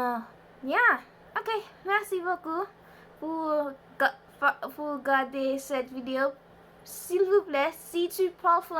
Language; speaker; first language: French; non-native, learner; Haitian Creole